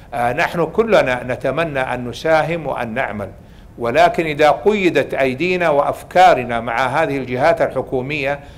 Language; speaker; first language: Arabic; native; Arabic